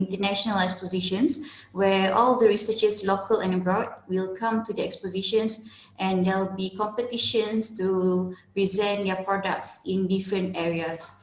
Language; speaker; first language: English; non-native, local second language; Malay